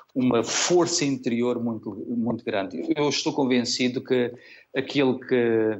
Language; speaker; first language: Portuguese; native; Portuguese